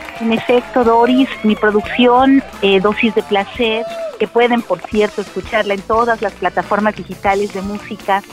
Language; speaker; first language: Spanish; native; Spanish